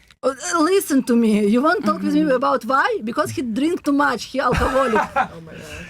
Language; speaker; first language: English; non-native, learner; Russian